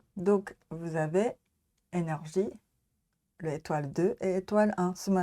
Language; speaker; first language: French; non-native, learner; Japanese